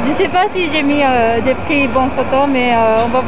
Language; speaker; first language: French; non-native, learner; Japanese